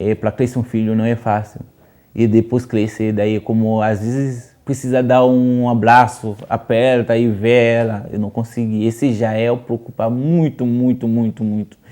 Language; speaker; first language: Portuguese; non-native, learner; Haitian Creole